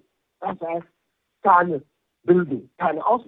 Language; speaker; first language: German; non-native, fluent; French